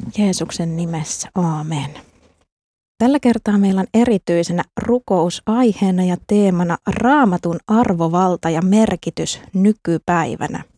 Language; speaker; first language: Finnish; native; Finnish